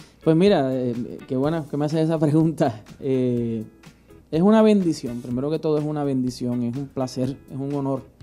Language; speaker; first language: Spanish; native; Spanish